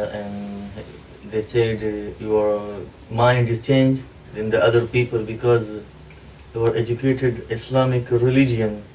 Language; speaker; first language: English; non-native, learner; Pashto